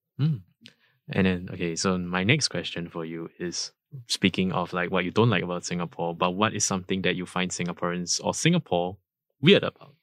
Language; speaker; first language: English; native; English